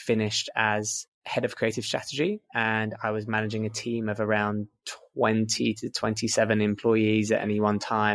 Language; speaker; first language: English; native; English